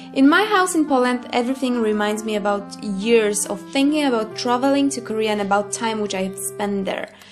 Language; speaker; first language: English; non-native, fluent; Polish